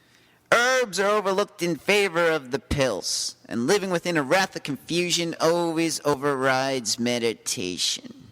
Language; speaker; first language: English; native; English